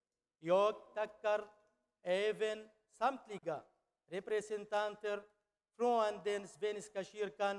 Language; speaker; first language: Swedish; non-native, learner; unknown